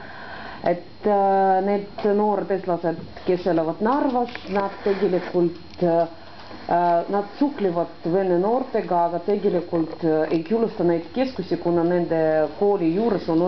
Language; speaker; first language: Estonian; non-native, local second language; Russian